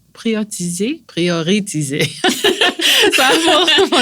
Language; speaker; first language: French; non-native, local second language; English